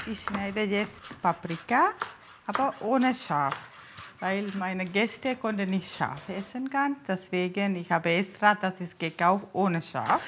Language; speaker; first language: German; non-native, learner; Tamil